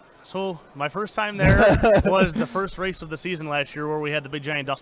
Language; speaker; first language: English; native; English